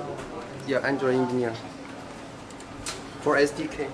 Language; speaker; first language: English; non-native, learner; Chinese